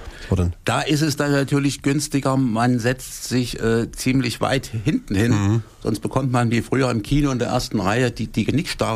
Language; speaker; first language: German; native; German